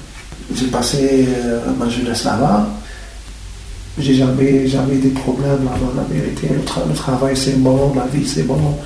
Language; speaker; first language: French; non-native, learner; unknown